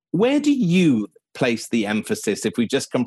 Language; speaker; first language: English; native; English